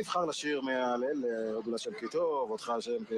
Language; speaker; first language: Hebrew; native; Hebrew